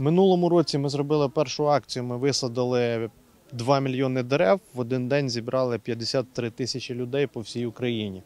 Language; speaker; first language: Ukrainian; native; Ukrainian